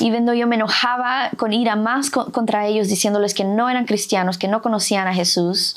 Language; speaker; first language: Spanish; native; Spanish